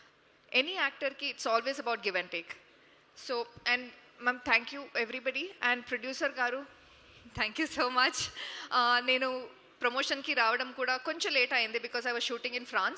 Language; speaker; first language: Telugu; non-native, learner; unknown